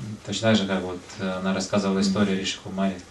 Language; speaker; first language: Russian; native; Russian